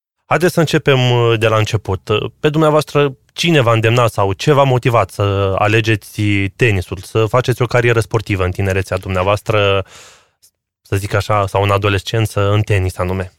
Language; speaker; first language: Romanian; native; Romanian